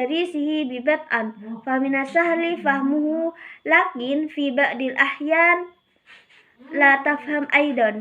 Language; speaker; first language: Arabic; non-native, learner; Indonesian